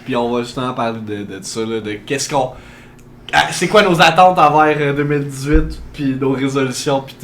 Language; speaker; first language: French; native; French